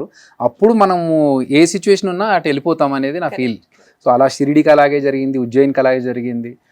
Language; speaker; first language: Telugu; native; Telugu